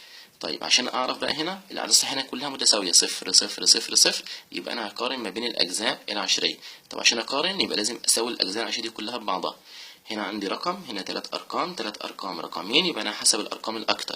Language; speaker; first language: Arabic; native; Arabic